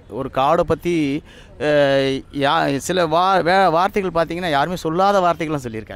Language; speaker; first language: Tamil; native; Tamil